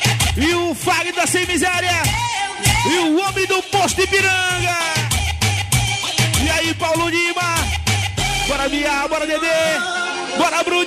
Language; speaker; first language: Portuguese; native; Portuguese